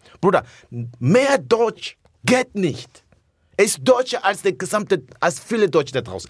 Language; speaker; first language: German; early bilingual, other home language; Rundi